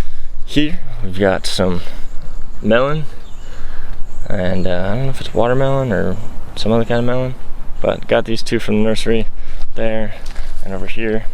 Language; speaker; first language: English; native; English